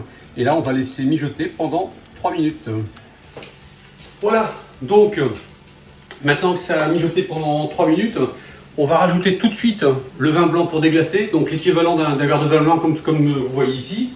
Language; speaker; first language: French; native; French